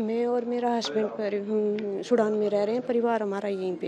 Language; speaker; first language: Hindi; native; Hindi